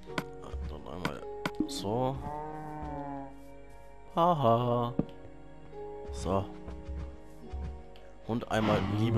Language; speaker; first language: German; native; German